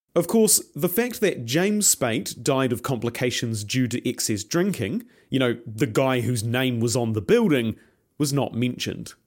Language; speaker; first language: English; native; English